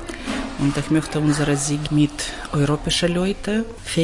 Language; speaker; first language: German; non-native, learner; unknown